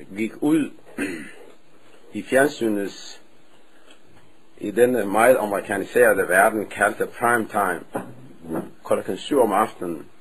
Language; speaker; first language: Danish; non-native, fluent; Somali